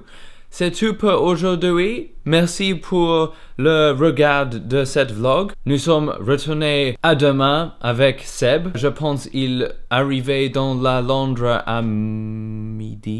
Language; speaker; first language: French; non-native, learner; English